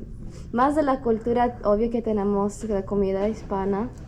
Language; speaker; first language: Spanish; early bilingual, heritage; Spanish